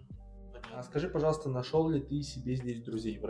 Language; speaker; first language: Russian; native; Russian